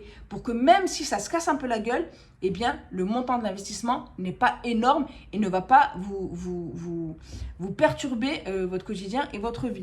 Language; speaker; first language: French; native; French